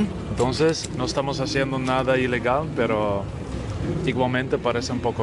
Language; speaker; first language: Spanish; non-native, learner; Dutch